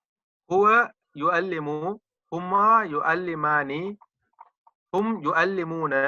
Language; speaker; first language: Arabic; non-native, learner; Tamil